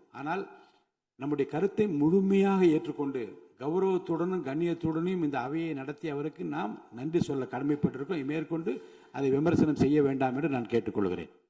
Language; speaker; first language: Tamil; native; Tamil